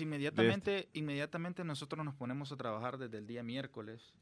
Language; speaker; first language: Spanish; native; Spanish